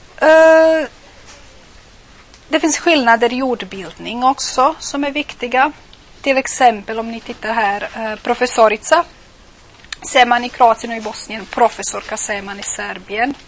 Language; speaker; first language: Swedish; non-native, fluent; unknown